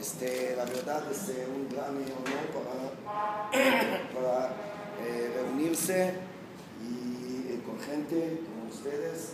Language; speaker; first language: Spanish; non-native, fluent; Hebrew